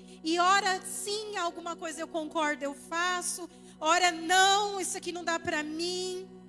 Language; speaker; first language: Portuguese; native; Portuguese